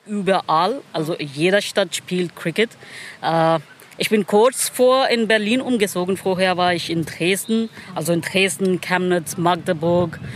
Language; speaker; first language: German; non-native, learner; Pashto